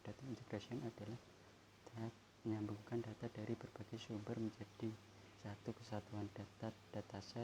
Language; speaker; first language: Indonesian; native; Indonesian